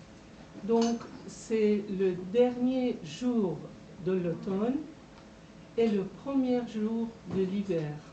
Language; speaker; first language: French; non-native, fluent; Persian